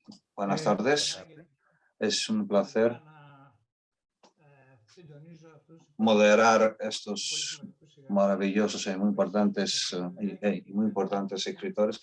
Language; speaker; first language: Spanish; non-native, fluent; Greek